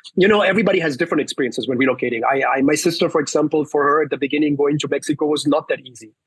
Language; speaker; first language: English; early bilingual, other home language; Spanish